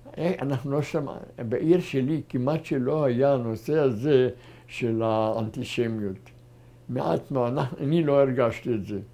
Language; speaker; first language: Hebrew; non-native, fluent; German